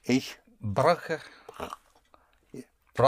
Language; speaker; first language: German; non-native, learner; English